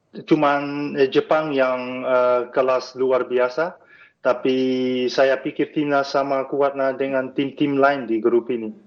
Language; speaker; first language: Indonesian; non-native, fluent; Dutch